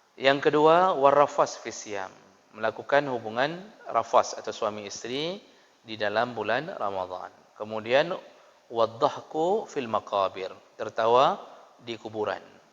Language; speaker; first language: Malay; non-native, local second language; Achinese